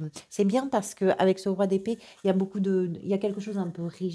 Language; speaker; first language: French; native; French